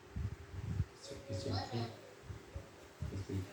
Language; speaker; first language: French; native; French